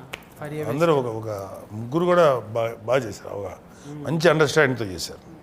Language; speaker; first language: Telugu; native; Telugu